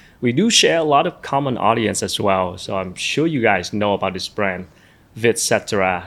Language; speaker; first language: English; non-native, fluent; Vietnamese